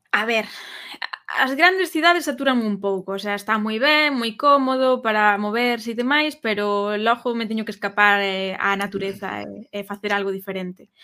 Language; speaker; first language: Galician; native; Galician